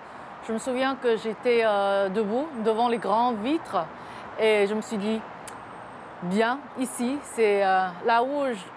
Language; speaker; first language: French; non-native, fluent; Chinese